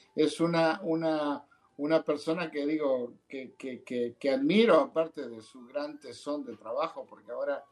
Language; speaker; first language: Spanish; native; Spanish